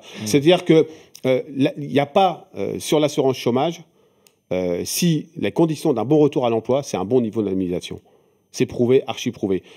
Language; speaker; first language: French; native; French